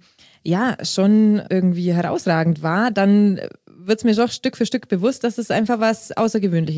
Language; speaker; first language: German; native; German